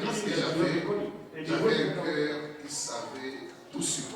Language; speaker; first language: French; non-native, local second language; Lingala